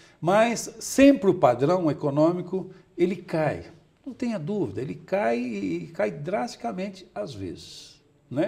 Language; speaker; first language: Portuguese; native; Portuguese